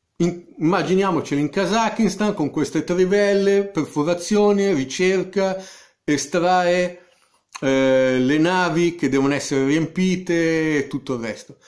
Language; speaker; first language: Italian; native; Italian